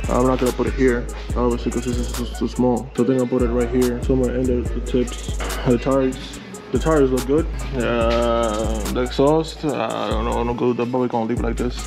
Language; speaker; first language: English; early bilingual, other home language; Spanish